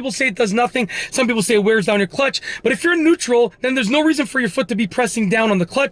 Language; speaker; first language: English; native; English